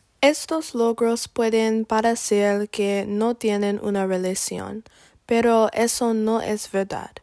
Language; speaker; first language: Spanish; non-native, learner; English